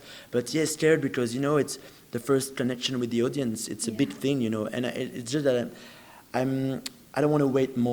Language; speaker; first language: English; non-native, fluent; French